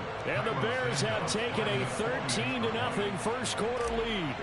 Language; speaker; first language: English; native; English